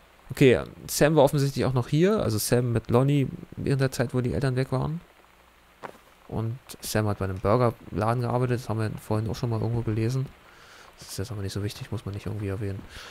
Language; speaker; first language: German; native; German